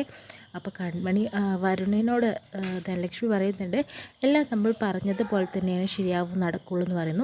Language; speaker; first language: Malayalam; native; Malayalam